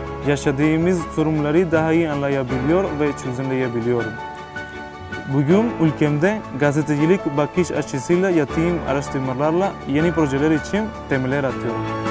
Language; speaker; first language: Turkish; non-native, fluent; Spanish